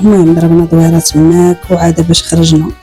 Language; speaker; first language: Arabic; native; Arabic